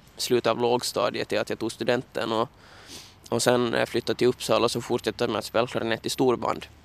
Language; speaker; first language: Swedish; native; Swedish